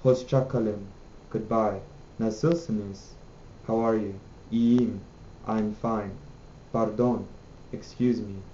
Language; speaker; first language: Turkish; non-native, learner; English